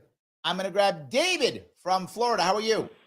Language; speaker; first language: English; native; English